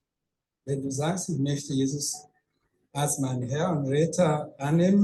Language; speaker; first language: German; non-native, fluent; Rundi